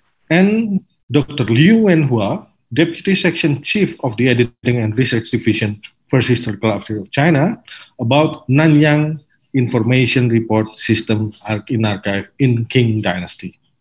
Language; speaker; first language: English; non-native, fluent; Indonesian